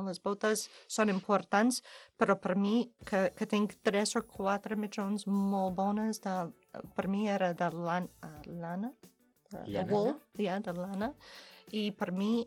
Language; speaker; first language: Catalan; non-native, learner; English